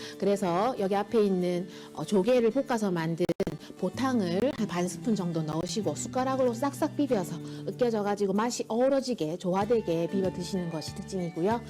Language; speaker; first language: Korean; native; Korean